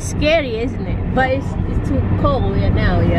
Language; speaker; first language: English; non-native, learner; Indonesian